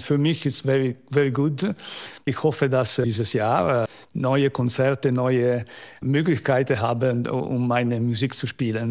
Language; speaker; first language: German; non-native, learner; Italian